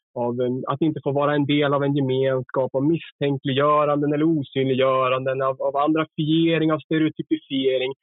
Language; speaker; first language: Swedish; native; Swedish